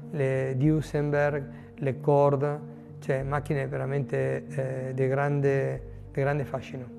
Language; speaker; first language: Italian; non-native, fluent; Spanish